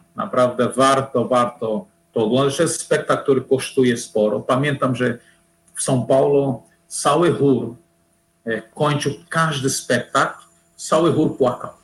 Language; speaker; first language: Polish; non-native, fluent; Portuguese